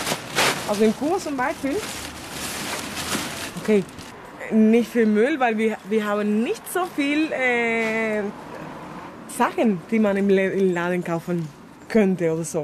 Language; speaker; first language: German; non-native, fluent; Spanish